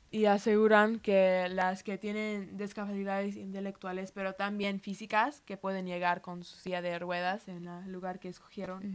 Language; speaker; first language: Spanish; early bilingual, heritage; Spanish